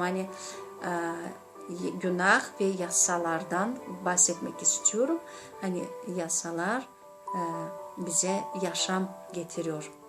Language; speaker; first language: Turkish; non-native, learner; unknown